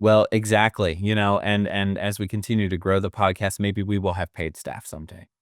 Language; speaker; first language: English; native; English